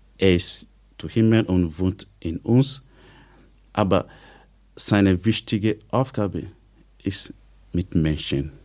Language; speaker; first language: German; non-native, learner; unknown